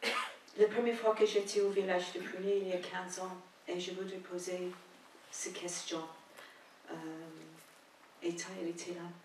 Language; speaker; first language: French; non-native, fluent; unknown